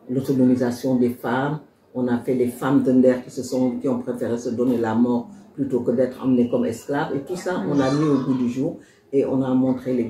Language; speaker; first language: French; non-native, local second language; Wolof